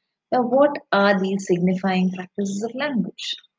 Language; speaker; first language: English; non-native, local second language; Malayalam